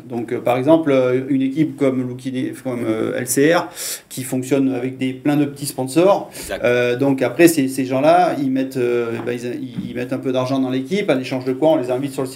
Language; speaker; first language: French; native; French